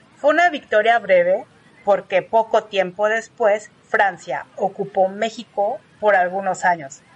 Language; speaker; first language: Spanish; native; Spanish